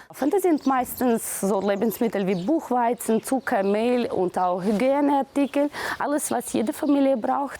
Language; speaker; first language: German; non-native, fluent; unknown